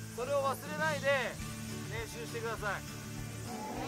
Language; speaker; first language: Japanese; native; Japanese